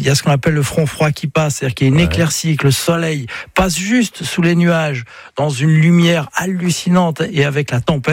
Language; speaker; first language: French; native; French